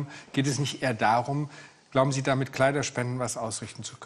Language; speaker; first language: German; native; German